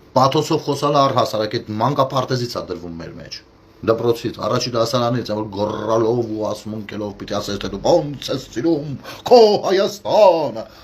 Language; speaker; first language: Armenian; native; Armenian